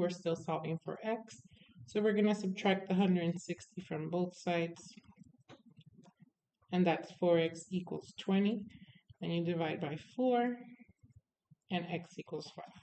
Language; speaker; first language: English; native; English